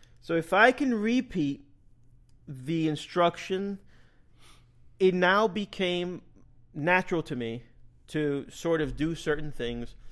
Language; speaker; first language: English; native; English